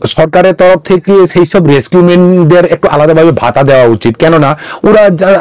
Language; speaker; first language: Bangla; non-native, local second language; Kok Borok